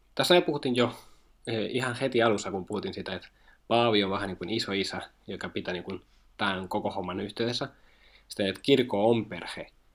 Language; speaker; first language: Finnish; non-native, fluent; Spanish